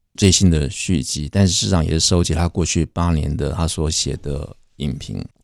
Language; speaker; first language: Chinese; native; Chinese